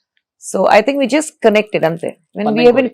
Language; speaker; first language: Telugu; non-native, fluent; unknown